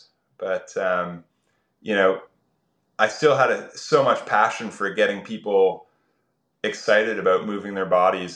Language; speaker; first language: English; native; English